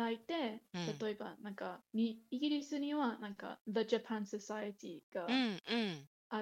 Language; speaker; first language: Japanese; non-native, learner; English